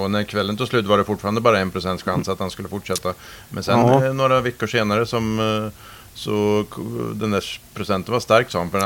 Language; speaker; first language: Swedish; native; Swedish